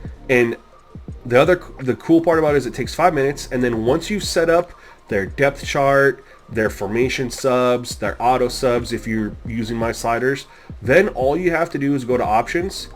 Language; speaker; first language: English; native; English